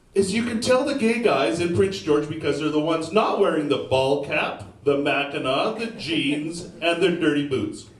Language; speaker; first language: English; native; English